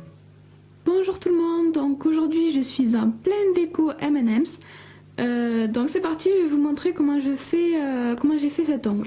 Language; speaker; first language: French; native; French